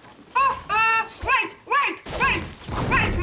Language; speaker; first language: English; non-native, learner; French